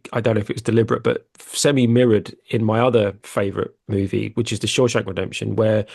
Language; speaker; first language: English; native; English